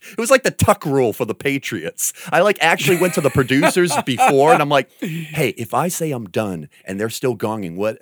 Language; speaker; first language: English; native; English